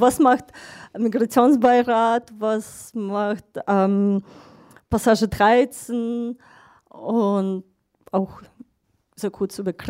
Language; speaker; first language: German; non-native, fluent; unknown